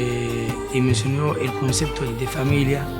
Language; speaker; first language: Spanish; non-native, fluent; Arabic